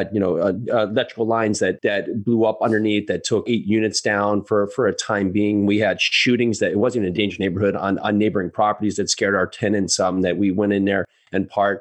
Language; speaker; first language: English; native; English